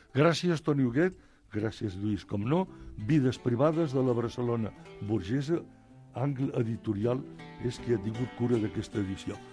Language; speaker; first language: Catalan; native; Catalan